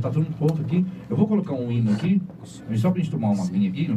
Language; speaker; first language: Portuguese; native; Portuguese